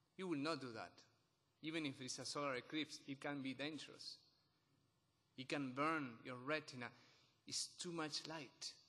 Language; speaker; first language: English; non-native, fluent; Spanish